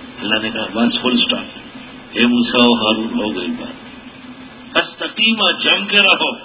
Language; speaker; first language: Urdu; non-native, local second language; Pashto